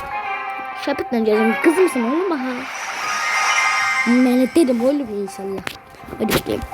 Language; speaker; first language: Turkish; non-native, learner; Azerbaijani